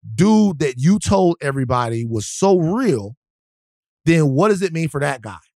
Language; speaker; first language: English; native; English